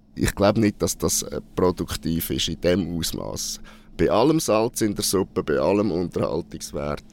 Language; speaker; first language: German; native; German